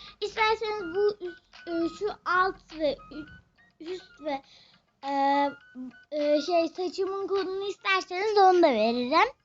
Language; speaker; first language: Turkish; native; Turkish